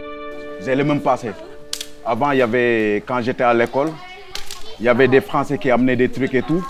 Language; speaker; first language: French; non-native, local second language; Wolof